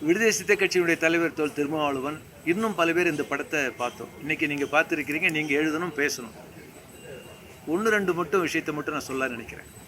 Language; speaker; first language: Tamil; native; Tamil